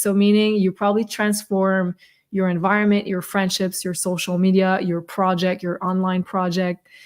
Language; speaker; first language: English; non-native, fluent; French